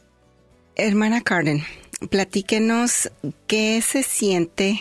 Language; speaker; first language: Spanish; native; Spanish